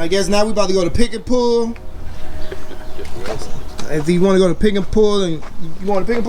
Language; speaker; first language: English; native; English